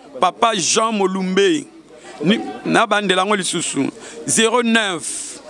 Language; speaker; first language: Lingala; native; Lingala